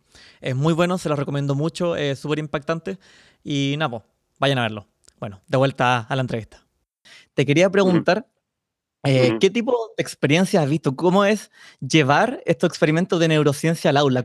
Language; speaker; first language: Spanish; native; Spanish